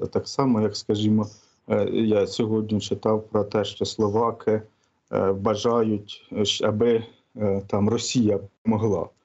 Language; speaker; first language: Ukrainian; native; Ukrainian